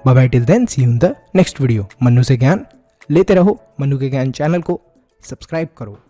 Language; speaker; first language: Hindi; native; Hindi